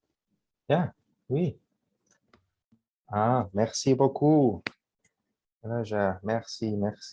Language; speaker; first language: French; non-native, learner; English